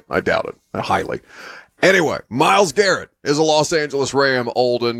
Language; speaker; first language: English; native; English